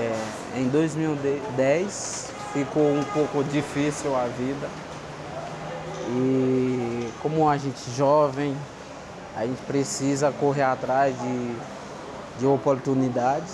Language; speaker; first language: Portuguese; non-native, fluent; Haitian Creole